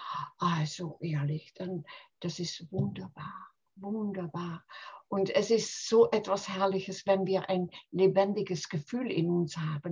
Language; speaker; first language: German; non-native, fluent; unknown